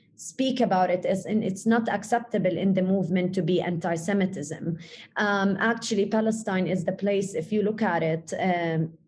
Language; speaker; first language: English; early bilingual, other home language; Arabic